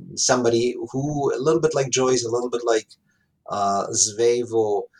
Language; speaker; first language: English; non-native, fluent; Italian